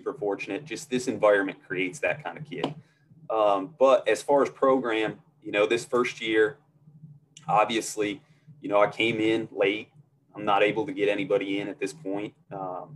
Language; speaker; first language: English; native; English